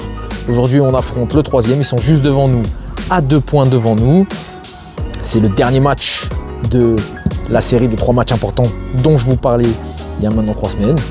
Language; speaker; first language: French; native; French